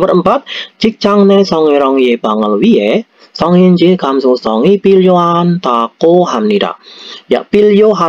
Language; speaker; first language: Korean; non-native, learner; Indonesian